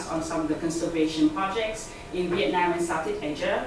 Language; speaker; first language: English; non-native, fluent; Vietnamese